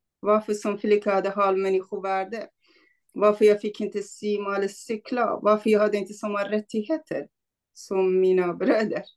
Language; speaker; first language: Swedish; non-native, fluent; Kurdish